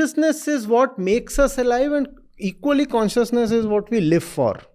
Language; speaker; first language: English; non-native, local second language; Hindi